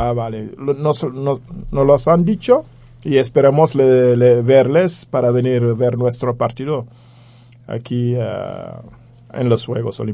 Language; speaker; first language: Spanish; non-native, fluent; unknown